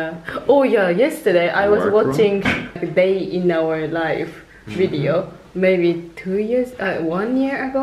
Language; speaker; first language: English; non-native, local second language; Japanese